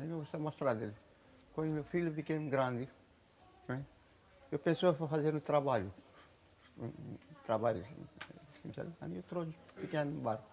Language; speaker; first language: Portuguese; non-native, local second language; Konkani